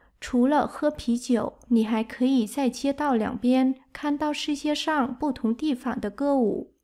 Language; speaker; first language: Chinese; non-native, fluent; Vietnamese